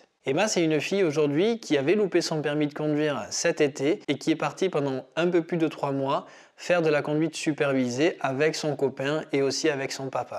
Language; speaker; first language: French; native; French